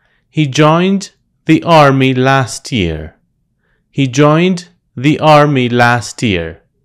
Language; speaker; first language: English; non-native, fluent; Persian